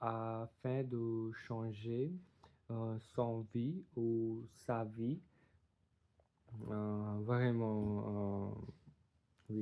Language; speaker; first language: French; non-native, learner; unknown